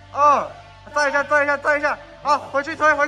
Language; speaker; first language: Chinese; native; Chinese